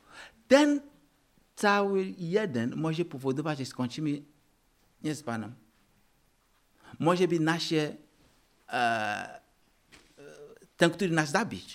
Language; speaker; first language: Polish; non-native, learner; Ukrainian